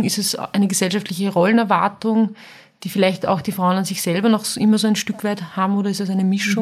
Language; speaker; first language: German; native; German